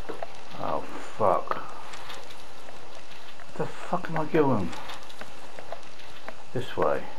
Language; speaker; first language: English; native; English